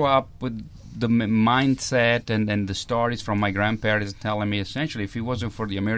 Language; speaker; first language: English; non-native, fluent; Italian